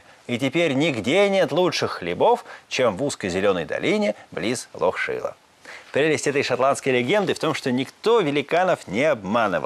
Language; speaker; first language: Russian; native; Russian